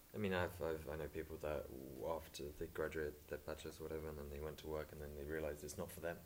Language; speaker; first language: English; native; English